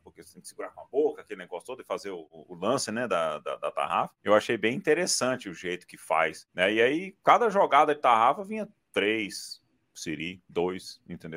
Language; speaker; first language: Portuguese; native; Portuguese